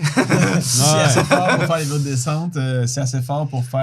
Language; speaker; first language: French; native; French